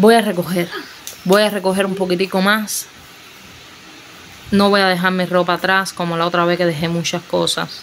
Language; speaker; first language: Spanish; native; Spanish